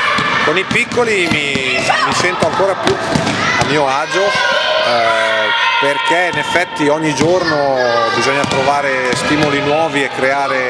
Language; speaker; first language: Italian; native; Italian